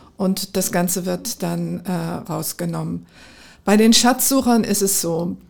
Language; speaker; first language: German; native; German